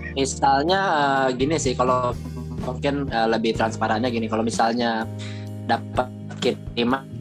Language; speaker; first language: Indonesian; native; Indonesian